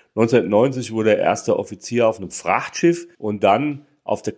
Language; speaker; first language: German; native; German